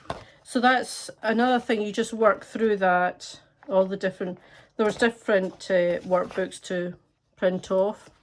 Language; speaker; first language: English; native; English